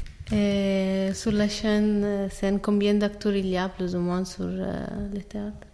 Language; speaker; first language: French; non-native, learner; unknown